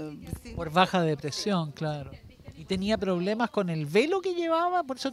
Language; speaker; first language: Spanish; native; Spanish